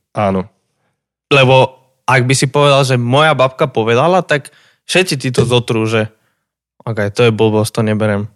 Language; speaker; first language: Slovak; native; Slovak